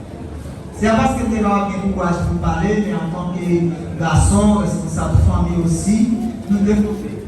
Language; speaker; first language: French; non-native, local second language; Haitian Creole